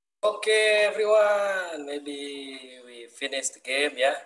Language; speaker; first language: English; non-native, learner; Indonesian